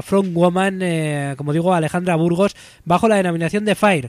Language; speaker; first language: Spanish; native; Spanish